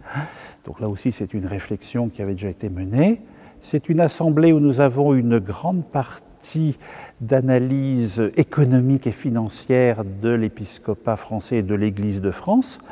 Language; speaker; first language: French; native; French